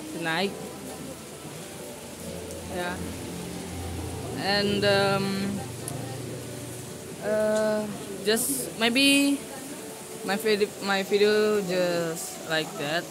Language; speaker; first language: English; non-native, learner; Indonesian